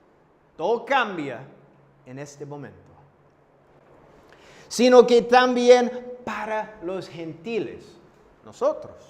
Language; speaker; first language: Spanish; non-native, fluent; English